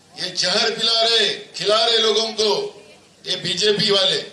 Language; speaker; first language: Hindi; non-native, local second language; Marathi